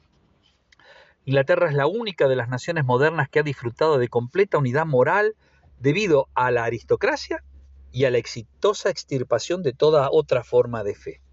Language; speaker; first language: Spanish; native; Spanish